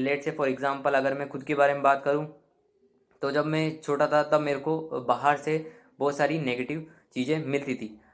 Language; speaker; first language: Hindi; native; Hindi